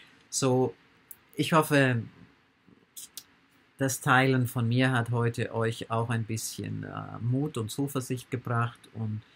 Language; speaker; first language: German; non-native, fluent; English